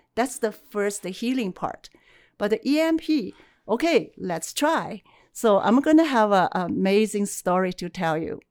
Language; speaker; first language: English; non-native, fluent; Chinese